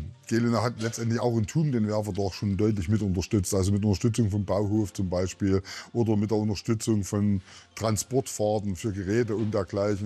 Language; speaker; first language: German; native; German